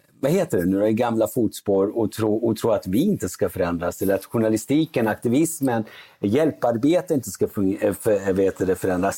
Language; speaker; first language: Swedish; early bilingual, other home language; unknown